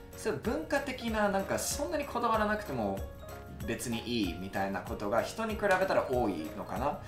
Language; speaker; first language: Japanese; non-native, fluent; English